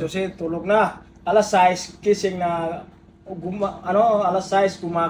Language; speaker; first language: Filipino; non-native, learner; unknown